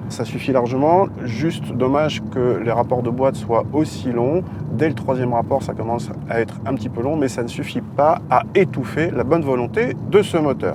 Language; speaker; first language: French; native; French